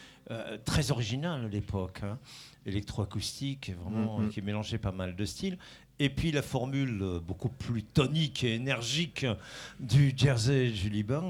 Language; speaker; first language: French; native; French